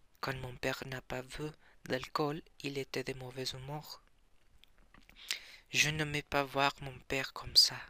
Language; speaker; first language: French; non-native, learner; Spanish